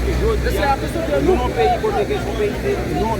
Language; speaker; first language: French; non-native, local second language; Haitian Creole